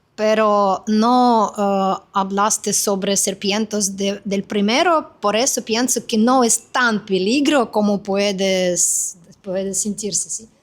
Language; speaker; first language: Spanish; non-native, fluent; Russian